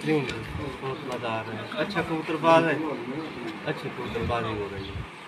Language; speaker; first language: Hindi; non-native, local second language; Punjabi